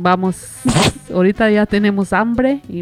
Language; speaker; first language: Spanish; native; Spanish